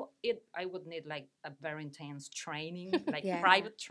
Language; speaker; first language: English; non-native, fluent; Spanish